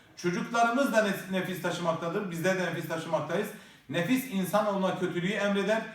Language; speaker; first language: Turkish; native; Turkish